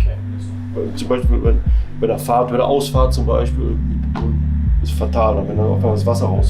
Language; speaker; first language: German; native; German